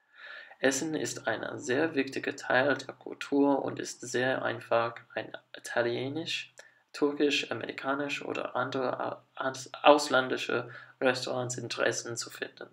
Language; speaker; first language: German; non-native, learner; English